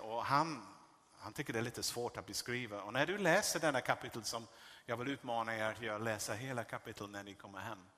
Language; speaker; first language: Swedish; non-native, fluent; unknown